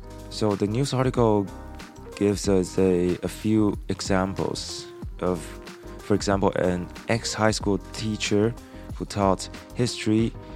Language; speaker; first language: English; non-native, fluent; Chinese